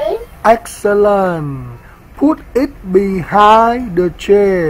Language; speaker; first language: English; non-native, learner; Vietnamese